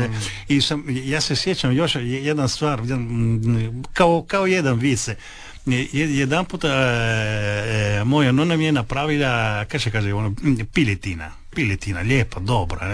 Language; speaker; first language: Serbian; early bilingual, heritage; Italian